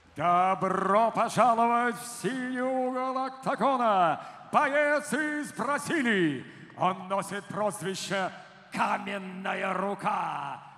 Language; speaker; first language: Russian; native; Russian